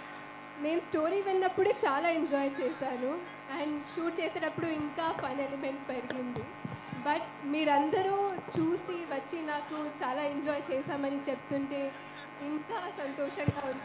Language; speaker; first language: Telugu; non-native, fluent; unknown